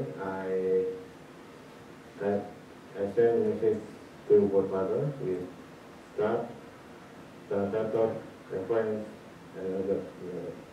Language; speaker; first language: English; non-native, learner; Indonesian